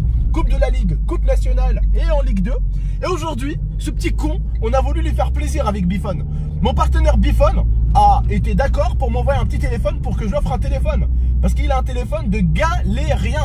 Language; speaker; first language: French; native; French